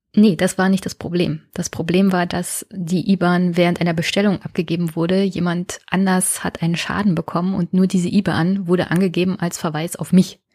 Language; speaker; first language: German; native; German